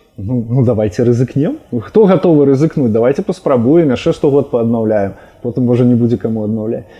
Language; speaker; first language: Belarusian; non-native, local second language; Russian